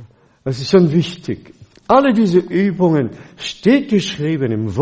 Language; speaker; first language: German; non-native, fluent; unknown